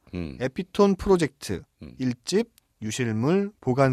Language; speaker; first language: Korean; native; Korean